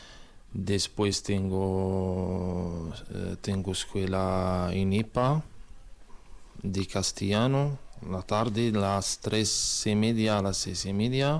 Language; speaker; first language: Spanish; non-native, learner; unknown